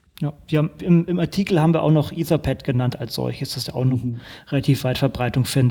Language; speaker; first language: German; native; German